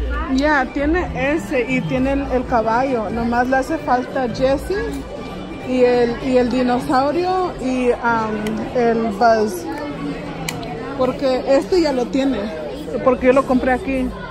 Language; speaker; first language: Spanish; early bilingual, heritage; Spanish